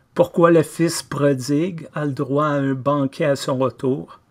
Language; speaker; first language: French; native; French